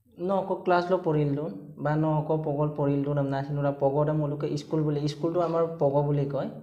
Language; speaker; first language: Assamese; non-native, local second language; Mising